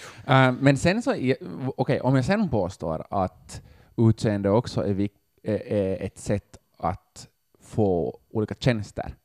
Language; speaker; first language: Swedish; native; Swedish